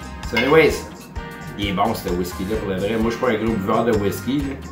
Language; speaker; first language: French; native; French